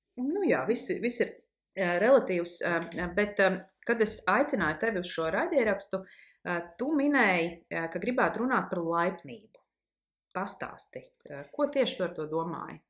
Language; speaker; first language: Latvian; native; Latvian